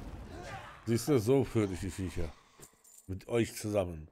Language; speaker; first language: German; native; German